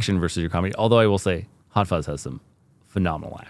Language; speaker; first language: English; native; English